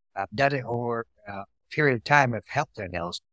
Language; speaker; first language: English; non-native, fluent; Vietnamese